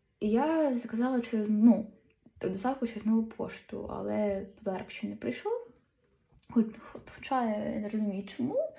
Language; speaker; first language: Ukrainian; non-native, local second language; Russian